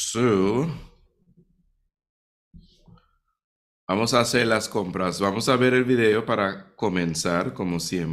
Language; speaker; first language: Spanish; non-native, fluent; English